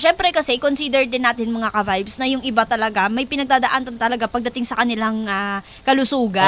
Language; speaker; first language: Filipino; native; Filipino